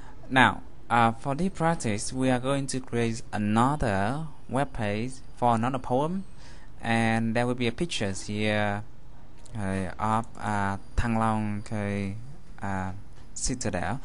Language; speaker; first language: English; non-native, fluent; Vietnamese